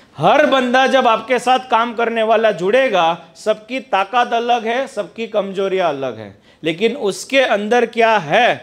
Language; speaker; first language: Hindi; non-native, local second language; Gujarati